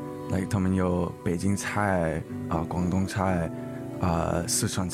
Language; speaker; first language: Chinese; early bilingual, heritage; English